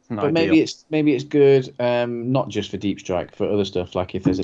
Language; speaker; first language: English; native; English